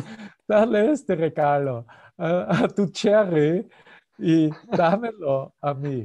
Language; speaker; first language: Spanish; non-native, fluent; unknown